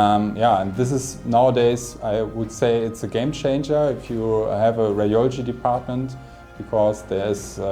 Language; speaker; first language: English; non-native, fluent; German